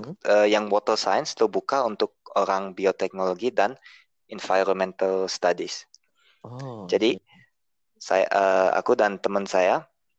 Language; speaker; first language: Indonesian; early bilingual, heritage; Indonesian